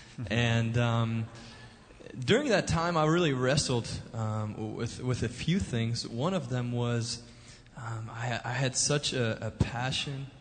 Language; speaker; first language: English; early bilingual, other home language; German